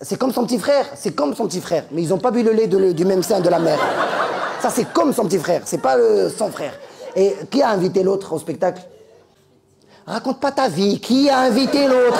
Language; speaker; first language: French; native; French